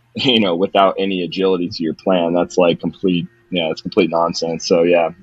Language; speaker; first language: English; native; English